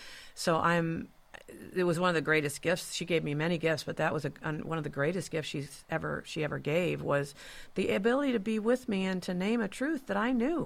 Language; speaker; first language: English; native; English